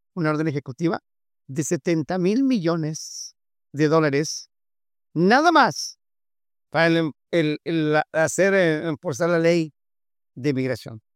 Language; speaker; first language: Spanish; native; Spanish